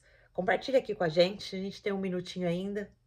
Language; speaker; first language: Portuguese; native; Portuguese